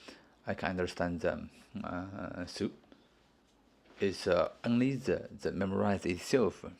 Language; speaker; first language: English; non-native, learner; Chinese